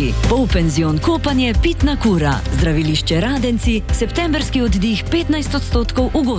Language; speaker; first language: Slovenian; native; Slovenian